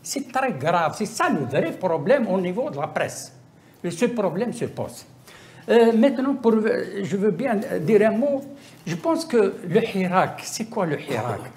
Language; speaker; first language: French; non-native, local second language; Arabic